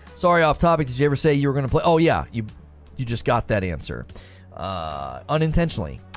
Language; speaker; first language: English; native; English